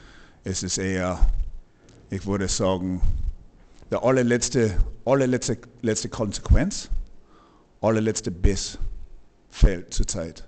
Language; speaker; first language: German; non-native, fluent; English